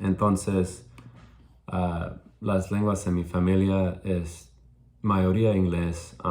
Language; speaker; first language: Spanish; non-native, learner; English